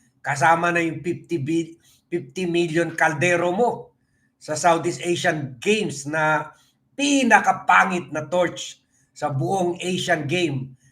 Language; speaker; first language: Filipino; native; Filipino